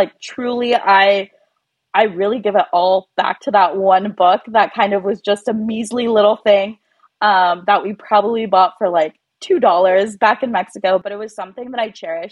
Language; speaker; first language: English; early bilingual, other home language; Spanish